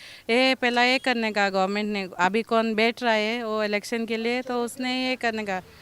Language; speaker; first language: Hindi; non-native, local second language; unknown